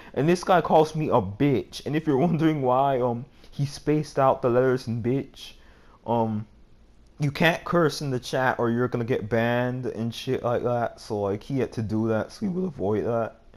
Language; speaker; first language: English; native; English